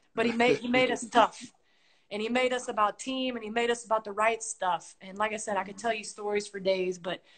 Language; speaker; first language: English; native; English